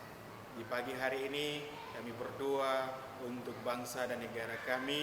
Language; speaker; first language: Indonesian; native; Indonesian